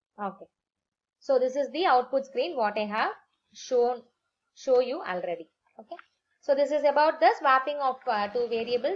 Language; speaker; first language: English; non-native, local second language; Tamil